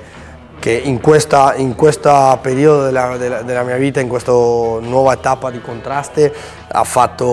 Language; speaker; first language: Italian; non-native, fluent; Spanish